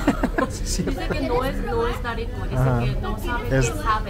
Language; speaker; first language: Spanish; non-native, fluent; Korean